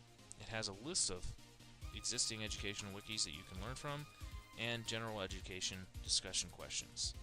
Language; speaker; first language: English; native; English